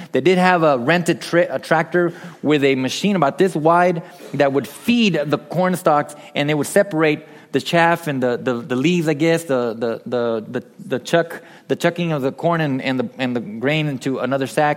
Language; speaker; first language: English; early bilingual, other home language; Spanish